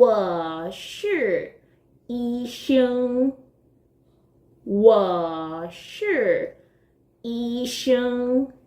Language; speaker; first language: Chinese; non-native, fluent; Korean